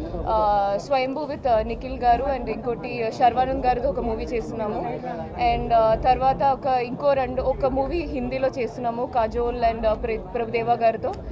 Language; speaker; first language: Telugu; non-native, fluent; Malayalam